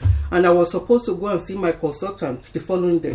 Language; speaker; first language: English; non-native, local second language; Yoruba